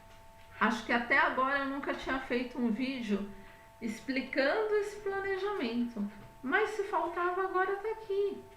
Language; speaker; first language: Portuguese; native; Portuguese